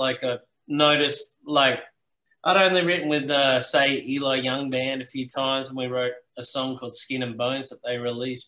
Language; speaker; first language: English; native; English